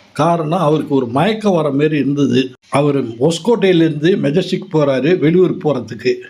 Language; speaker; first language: Tamil; native; Tamil